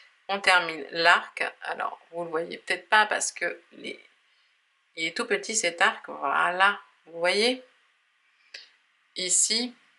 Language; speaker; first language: French; native; French